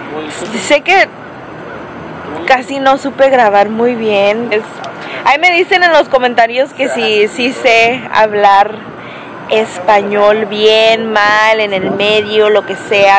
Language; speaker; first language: Spanish; early bilingual, heritage; Spanish